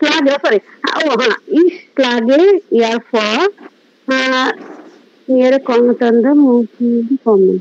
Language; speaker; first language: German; non-native, learner; Bangla